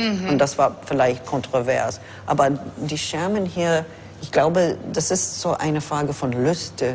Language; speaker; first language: German; non-native, fluent; English